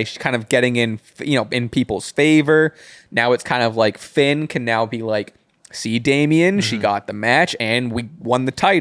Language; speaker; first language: English; native; English